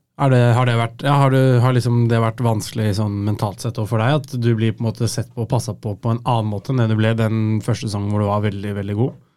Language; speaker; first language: Norwegian; native; Norwegian